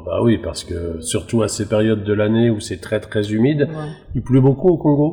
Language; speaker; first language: French; native; French